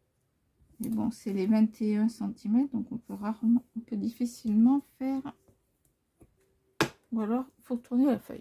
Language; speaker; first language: French; native; French